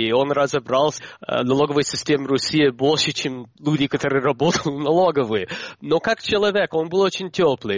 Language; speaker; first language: Russian; non-native, fluent; English